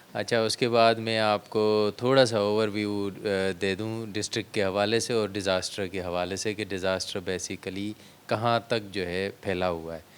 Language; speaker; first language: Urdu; non-native, local second language; Sindhi